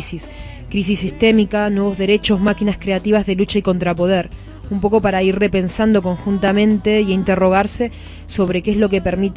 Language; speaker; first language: Spanish; native; Spanish